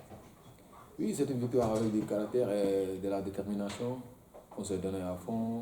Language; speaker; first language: French; non-native, local second language; Bambara